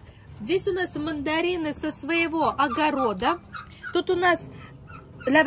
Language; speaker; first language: Russian; native; Russian